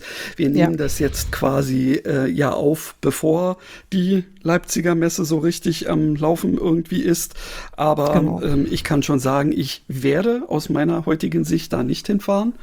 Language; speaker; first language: German; native; German